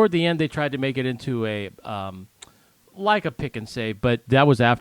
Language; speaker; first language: English; native; English